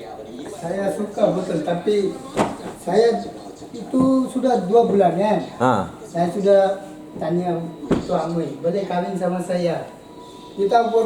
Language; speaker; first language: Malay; non-native, learner; Bangla